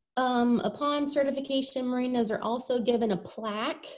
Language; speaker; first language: English; native; English